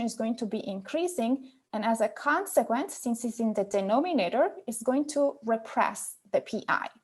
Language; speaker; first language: English; non-native, fluent; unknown